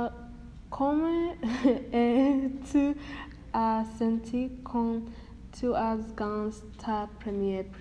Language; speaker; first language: French; non-native, learner; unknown